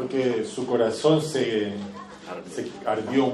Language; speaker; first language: Spanish; native; Spanish